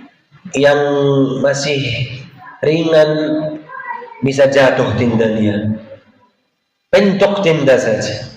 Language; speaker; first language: Indonesian; non-native, fluent; Arabic